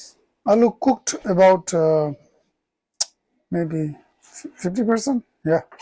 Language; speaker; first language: English; non-native, learner; Tibetan